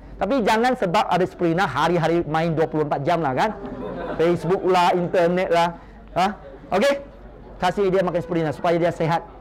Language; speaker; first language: Malay; non-native, local second language; Chinese